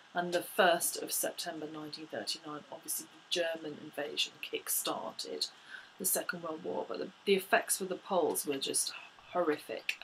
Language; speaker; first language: English; native; English